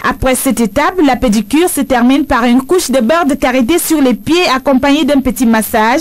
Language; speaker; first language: French; non-native, local second language; Wolof